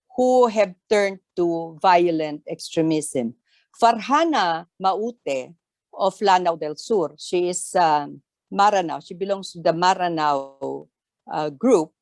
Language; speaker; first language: English; non-native, local second language; Tausug